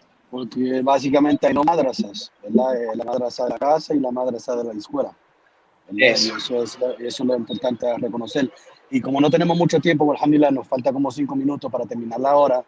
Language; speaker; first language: Spanish; early bilingual, heritage; Spanish